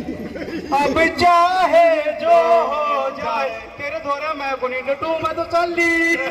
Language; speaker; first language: Hindi; native; Hindi